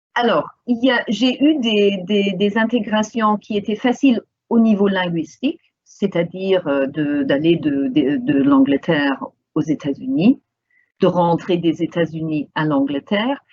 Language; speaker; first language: French; non-native, fluent; English